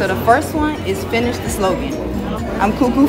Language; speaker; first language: English; native; English